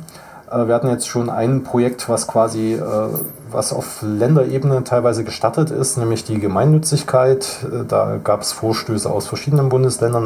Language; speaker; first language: German; native; German